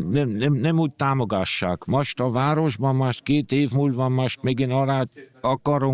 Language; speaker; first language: Hungarian; early bilingual, heritage; Hungarian